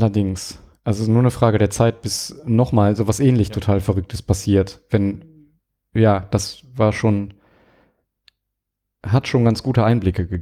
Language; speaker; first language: German; native; German